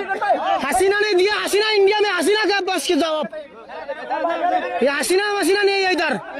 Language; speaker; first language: Hindi; non-native, learner; Bangla